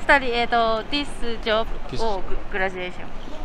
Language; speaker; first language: English; non-native, learner; Japanese